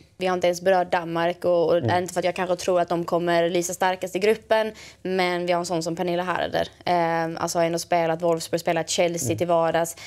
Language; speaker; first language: Swedish; native; Swedish